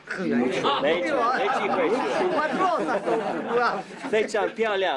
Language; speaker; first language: Chinese; non-native, learner; English